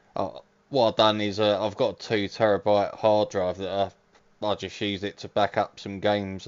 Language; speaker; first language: English; native; English